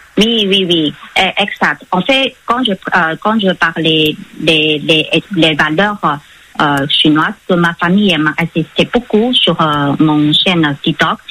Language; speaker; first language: French; non-native, fluent; Chinese